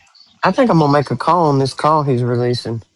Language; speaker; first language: English; native; English